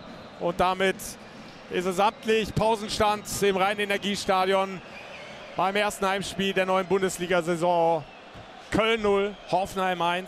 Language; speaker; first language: German; native; German